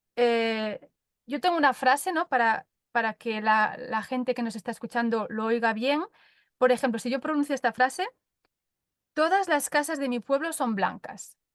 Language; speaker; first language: Spanish; native; Spanish